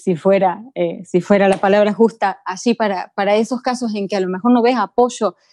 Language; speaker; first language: Spanish; native; Spanish